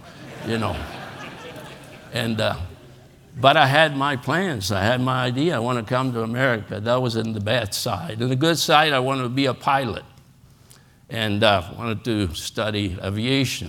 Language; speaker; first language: English; non-native, fluent; Spanish